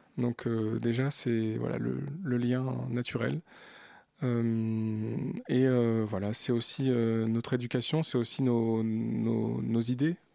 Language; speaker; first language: French; early bilingual, other home language; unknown